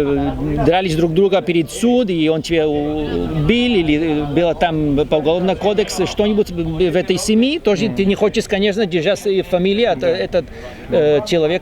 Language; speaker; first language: Russian; non-native, fluent; Spanish